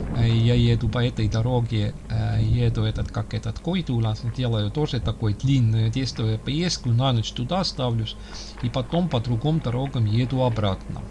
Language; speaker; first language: Russian; non-native, local second language; Estonian